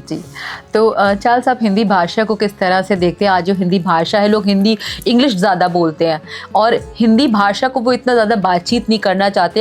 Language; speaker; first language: Hindi; native; Hindi